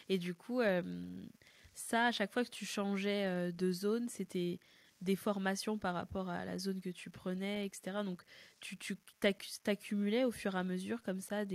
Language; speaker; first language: French; native; French